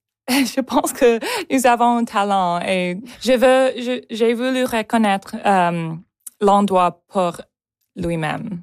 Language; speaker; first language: French; non-native, local second language; English